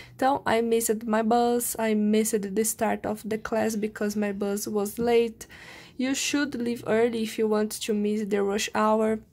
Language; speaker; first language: English; non-native, fluent; Portuguese